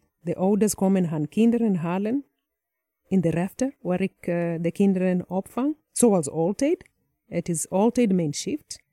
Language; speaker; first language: Dutch; non-native, fluent; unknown